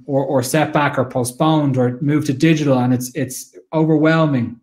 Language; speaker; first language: English; native; English